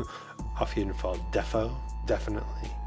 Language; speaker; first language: German; non-native, learner; English